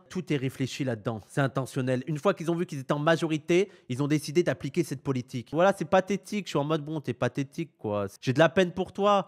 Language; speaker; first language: French; native; French